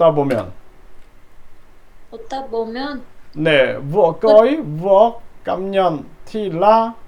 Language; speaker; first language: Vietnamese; non-native, learner; Korean